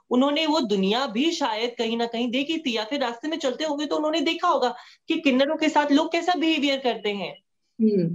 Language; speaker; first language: Hindi; native; Hindi